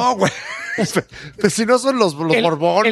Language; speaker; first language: Spanish; native; Spanish